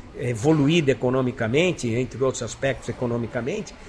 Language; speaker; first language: Portuguese; native; Portuguese